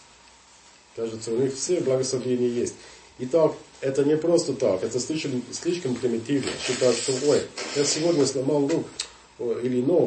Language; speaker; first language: Russian; non-native, fluent; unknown